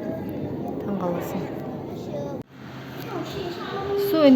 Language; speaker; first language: Kazakh; native; Kazakh